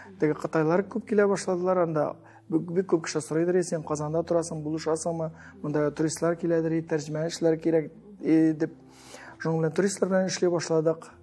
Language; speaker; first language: Tatar; early bilingual, heritage; Tatar